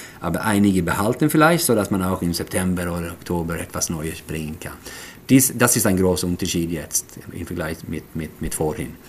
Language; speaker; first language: German; non-native, fluent; Swedish